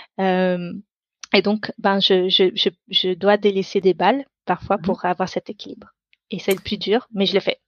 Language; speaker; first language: French; non-native, local second language; Tamil